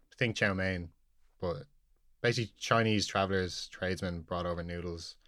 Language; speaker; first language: English; native; English